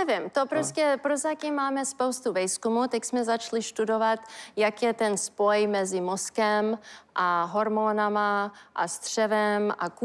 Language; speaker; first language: Czech; early bilingual, heritage; English